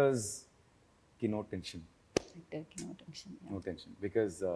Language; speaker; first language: Telugu; non-native, learner; Tamil